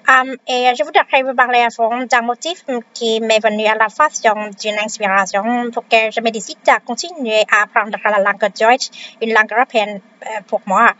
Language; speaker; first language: French; non-native, fluent; Vietnamese